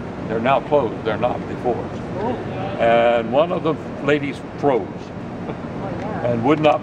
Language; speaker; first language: English; native; English